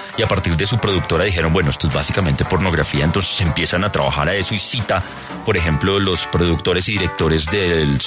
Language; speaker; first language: Spanish; native; Spanish